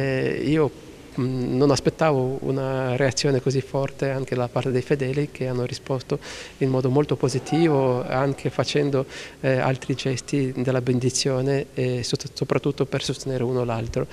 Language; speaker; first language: Italian; non-native, fluent; Ukrainian